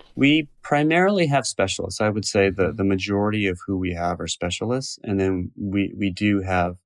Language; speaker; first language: English; native; English